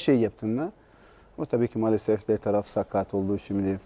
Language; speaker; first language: Turkish; non-native, learner; Portuguese